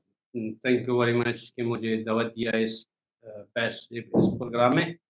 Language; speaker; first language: Hindi; non-native, learner; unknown